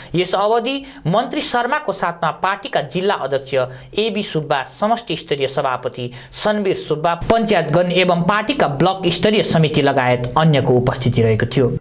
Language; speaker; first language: Nepali; native; Nepali